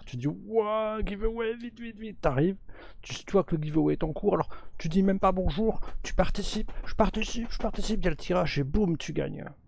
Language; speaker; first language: French; native; French